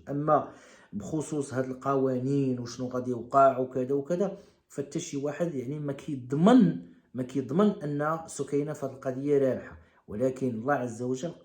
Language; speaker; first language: Arabic; native; Arabic